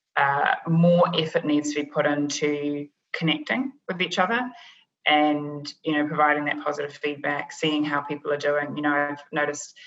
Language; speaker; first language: English; native; English